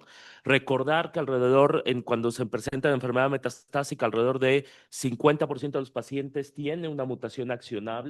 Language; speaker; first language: Spanish; native; Spanish